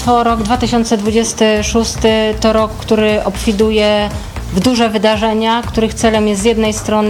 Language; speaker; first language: Polish; native; Polish